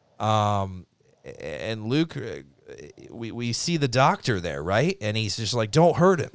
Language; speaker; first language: English; native; English